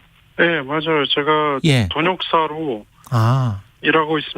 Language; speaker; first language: Korean; non-native, fluent; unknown